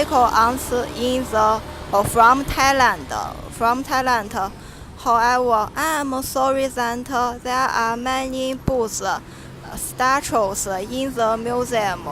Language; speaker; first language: English; non-native, learner; Chinese